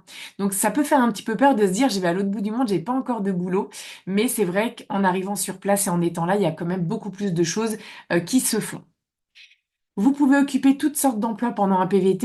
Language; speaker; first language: French; native; French